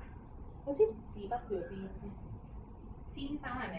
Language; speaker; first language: Chinese; non-native, local second language; Cantonese